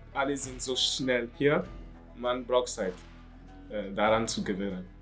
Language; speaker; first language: German; non-native, learner; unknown